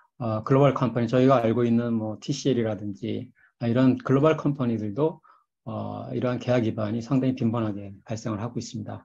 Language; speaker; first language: Korean; native; Korean